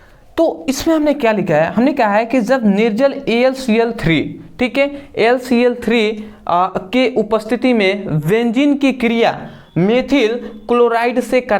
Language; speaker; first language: Hindi; native; Hindi